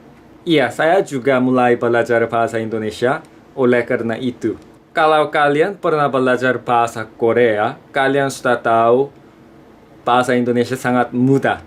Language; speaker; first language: Indonesian; non-native, fluent; Korean